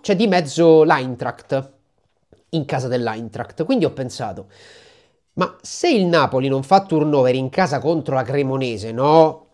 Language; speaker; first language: Italian; native; Italian